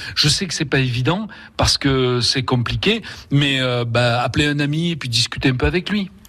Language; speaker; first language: French; early bilingual, other home language; Spanish